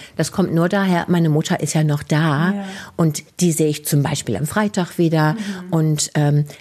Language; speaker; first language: German; non-native, fluent; English